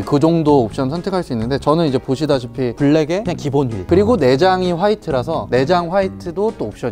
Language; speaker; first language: Korean; native; Korean